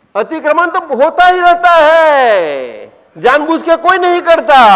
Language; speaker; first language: Hindi; non-native, local second language; Gujarati